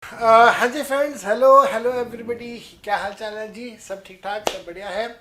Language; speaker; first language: Hindi; non-native, local second language; Punjabi